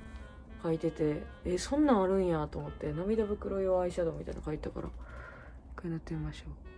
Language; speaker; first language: Japanese; native; Japanese